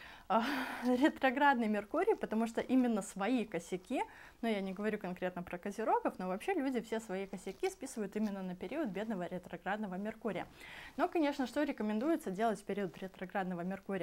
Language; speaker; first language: Russian; native; Russian